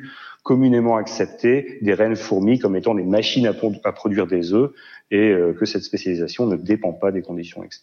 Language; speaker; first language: French; native; French